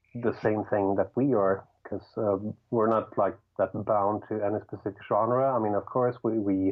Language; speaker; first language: English; non-native, fluent; Swedish